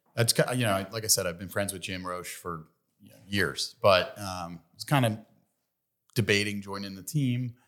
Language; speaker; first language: English; native; English